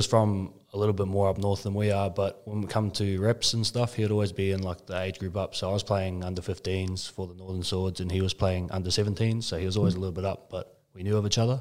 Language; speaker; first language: English; native; English